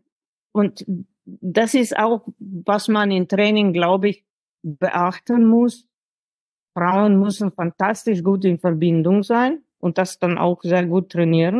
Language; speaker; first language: German; non-native, fluent; Slovenian